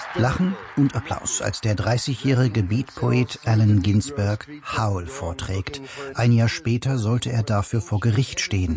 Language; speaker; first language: German; native; German